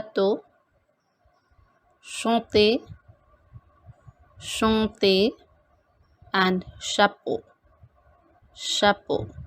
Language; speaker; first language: French; non-native, fluent; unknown